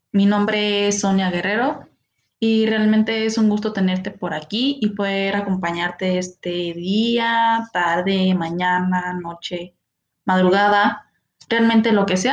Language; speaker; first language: Spanish; native; Spanish